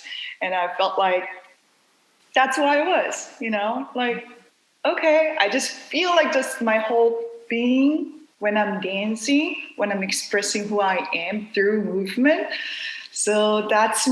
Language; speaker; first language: English; non-native, fluent; Korean